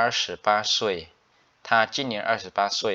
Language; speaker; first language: Chinese; non-native, fluent; Khmer